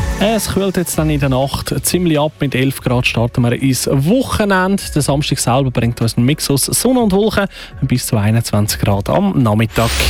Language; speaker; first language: German; native; German